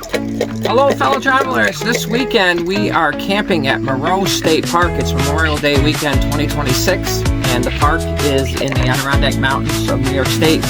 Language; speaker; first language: English; native; English